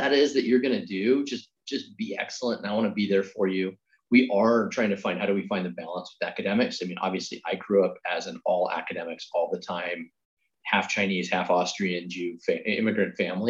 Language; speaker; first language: English; native; English